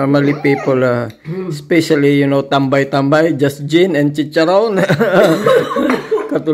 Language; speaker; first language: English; non-native, local second language; Filipino